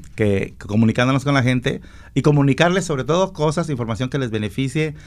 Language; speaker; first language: Spanish; native; Spanish